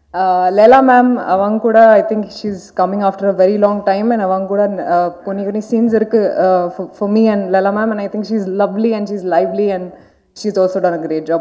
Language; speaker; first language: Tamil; non-native, learner; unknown